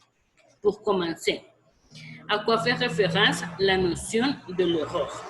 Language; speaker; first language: French; non-native, fluent; Spanish